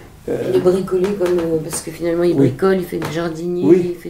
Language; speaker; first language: French; native; French